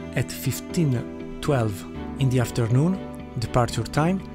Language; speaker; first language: English; non-native, fluent; Italian